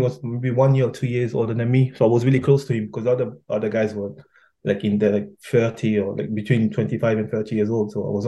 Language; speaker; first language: English; non-native, fluent; French